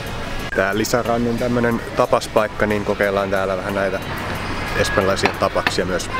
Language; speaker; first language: Finnish; native; Finnish